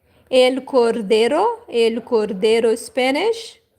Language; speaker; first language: Spanish; non-native, fluent; Portuguese